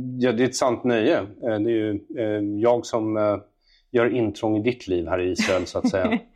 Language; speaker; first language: Swedish; native; Swedish